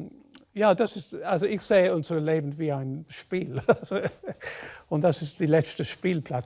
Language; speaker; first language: German; non-native, fluent; English